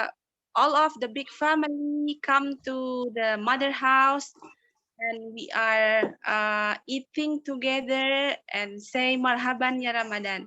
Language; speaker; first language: English; non-native, learner; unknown